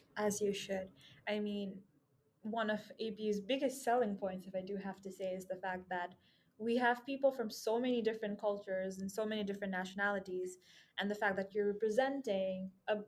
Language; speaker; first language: English; non-native, local second language; Nepali